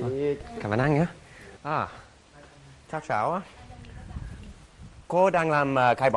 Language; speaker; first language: Vietnamese; non-native, learner; English